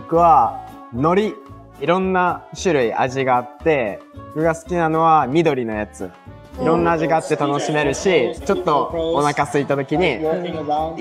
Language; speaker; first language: Japanese; native; Japanese